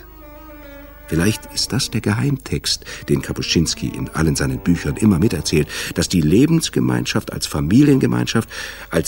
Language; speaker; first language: German; native; German